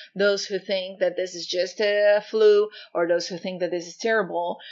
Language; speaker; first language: English; non-native, fluent; Portuguese